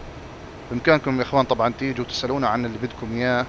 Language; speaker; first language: Arabic; native; Arabic